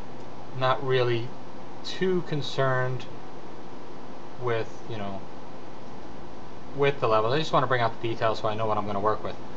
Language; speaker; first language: English; native; English